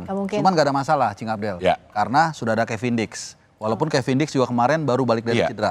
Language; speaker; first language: Indonesian; native; Indonesian